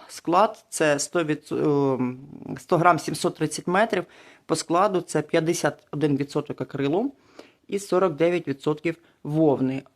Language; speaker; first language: Ukrainian; non-native, local second language; Russian